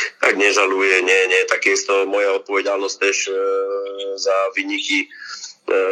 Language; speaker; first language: Polish; non-native, learner; Slovak